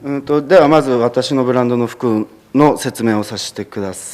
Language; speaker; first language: Japanese; native; Japanese